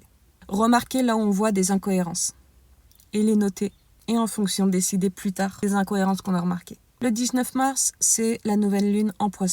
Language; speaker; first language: French; native; French